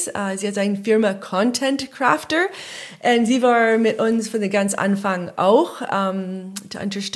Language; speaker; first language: German; non-native, learner; English